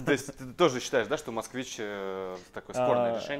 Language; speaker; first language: Russian; native; Russian